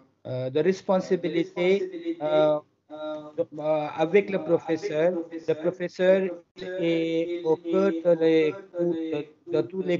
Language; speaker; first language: French; non-native, learner; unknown